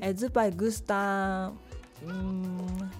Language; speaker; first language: Italian; non-native, learner; Japanese